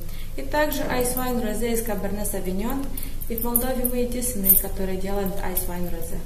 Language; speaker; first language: Russian; non-native, local second language; Romanian